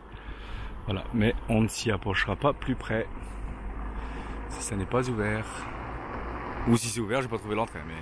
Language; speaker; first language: French; native; French